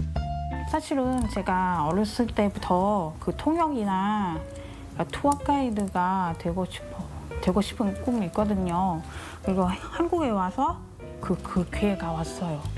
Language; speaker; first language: Korean; non-native, learner; Thai